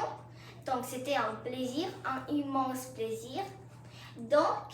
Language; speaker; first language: French; non-native, learner; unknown